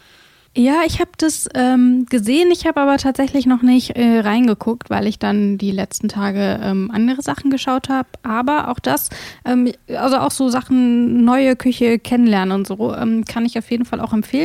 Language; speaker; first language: German; native; German